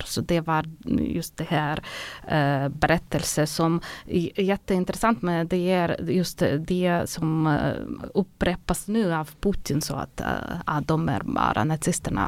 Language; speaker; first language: Swedish; non-native, fluent; Ukrainian